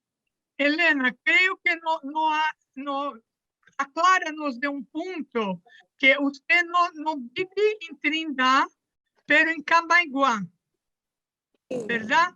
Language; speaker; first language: Spanish; non-native, learner; Portuguese